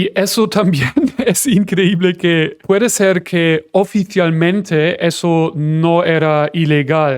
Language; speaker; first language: Spanish; non-native, fluent; German